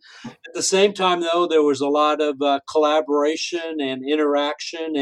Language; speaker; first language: English; native; English